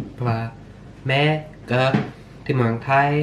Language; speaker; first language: Thai; early bilingual, heritage; Swedish